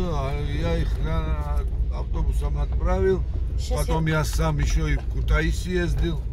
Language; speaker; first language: Russian; non-native, local second language; Georgian